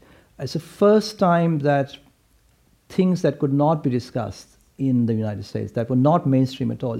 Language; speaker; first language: English; non-native, local second language; Hindi